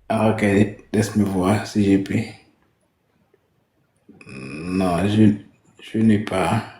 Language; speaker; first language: French; non-native, learner; Haitian Creole